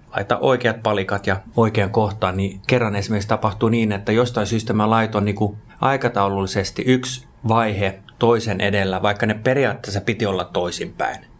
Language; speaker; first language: Finnish; non-native, local second language; Swedish